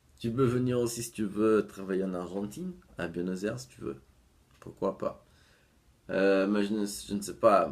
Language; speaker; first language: French; non-native, fluent; Portuguese